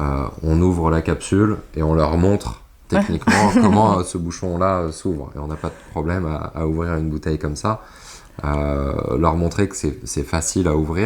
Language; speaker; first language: French; native; French